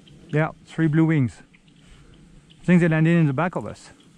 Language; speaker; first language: English; non-native, fluent; French